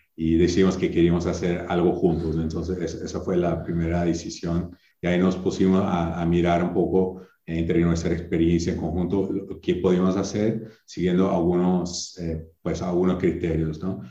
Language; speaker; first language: Spanish; non-native, fluent; English